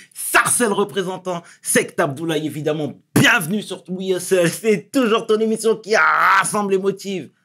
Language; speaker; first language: French; early bilingual, other home language; Wolof